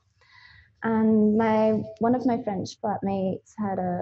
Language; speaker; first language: English; native; English